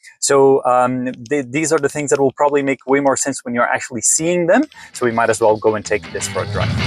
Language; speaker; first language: English; native; English